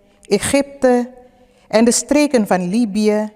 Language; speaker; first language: Dutch; early bilingual, other home language; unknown